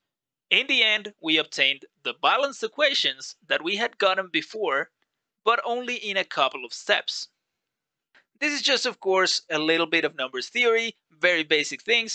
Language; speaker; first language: English; non-native, fluent; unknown